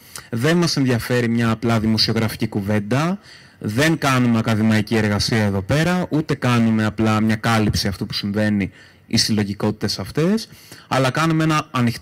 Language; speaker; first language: Greek; native; Greek